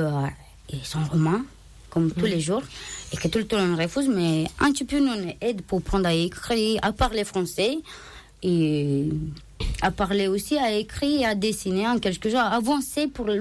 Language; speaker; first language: French; non-native, learner; Romanian